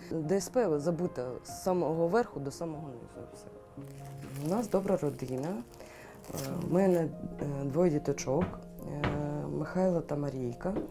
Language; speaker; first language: Ukrainian; non-native, local second language; Russian